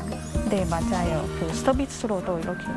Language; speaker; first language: Korean; non-native, learner; Thai